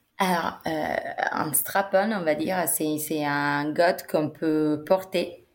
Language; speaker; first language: French; non-native, fluent; Italian